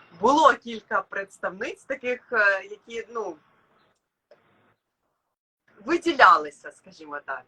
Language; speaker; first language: Ukrainian; native; Ukrainian